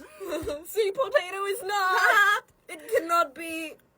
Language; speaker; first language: English; non-native, fluent; Italian